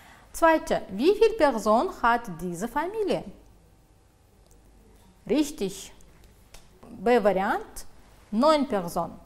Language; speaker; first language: German; non-native, fluent; Uzbek